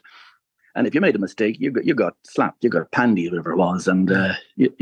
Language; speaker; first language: English; native; English